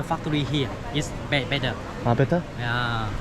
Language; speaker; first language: English; non-native, learner; Vietnamese